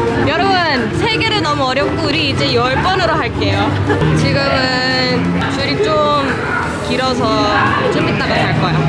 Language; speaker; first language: Korean; early bilingual, heritage; English